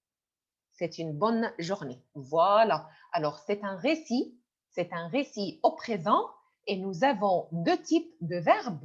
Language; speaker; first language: French; non-native, fluent; Arabic